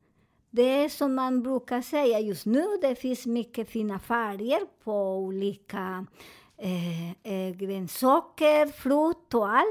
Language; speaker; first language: Swedish; non-native, learner; Spanish